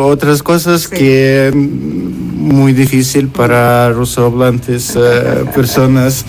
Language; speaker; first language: Spanish; non-native, learner; Russian